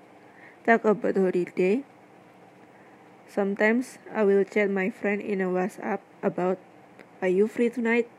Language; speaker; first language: English; non-native, learner; Indonesian